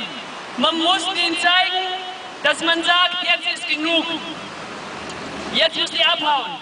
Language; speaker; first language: German; non-native, fluent; Arabic